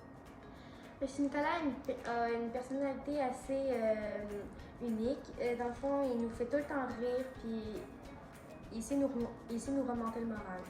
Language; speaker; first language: French; native; French